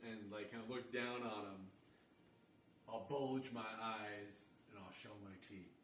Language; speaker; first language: English; native; English